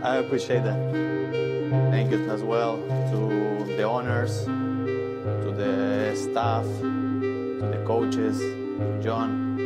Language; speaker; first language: English; non-native, fluent; Spanish